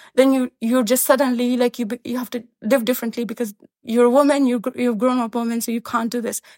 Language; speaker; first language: English; non-native, fluent; Pashto